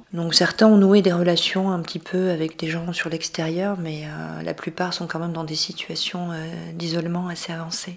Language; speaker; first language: French; native; French